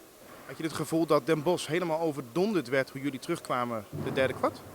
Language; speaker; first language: Dutch; native; Dutch